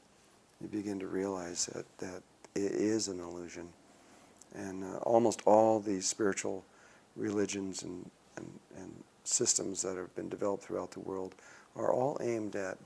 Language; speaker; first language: English; native; English